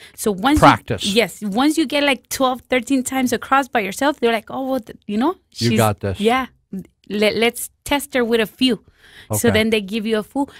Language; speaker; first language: English; non-native, fluent; Spanish